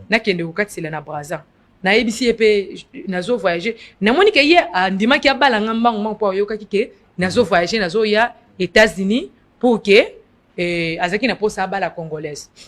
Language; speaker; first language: Lingala; non-native, local second language; Luba-Lulua